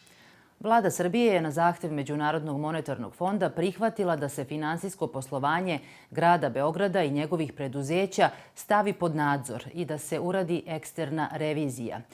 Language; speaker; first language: Serbian; native; Serbian